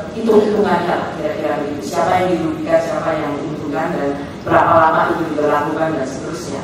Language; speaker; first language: Indonesian; native; Indonesian